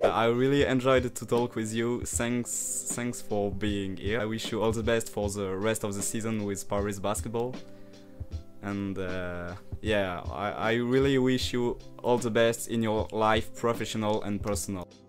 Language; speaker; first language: English; non-native, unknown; French